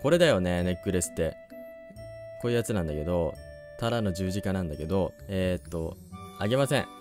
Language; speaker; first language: Japanese; native; Japanese